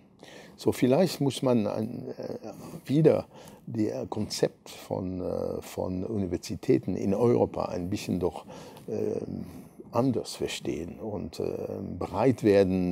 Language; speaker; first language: German; non-native, fluent; French